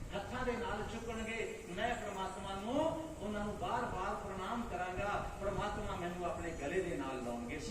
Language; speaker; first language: Hindi; non-native, local second language; Punjabi